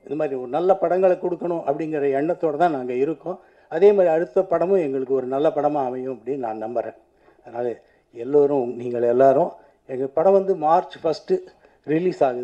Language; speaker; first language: Tamil; native; Tamil